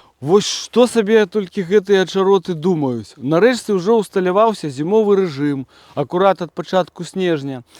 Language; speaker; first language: Belarusian; native; Belarusian